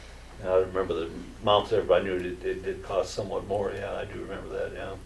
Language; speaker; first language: English; native; English